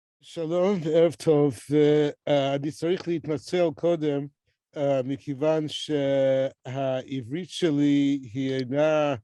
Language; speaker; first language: Hebrew; non-native, fluent; English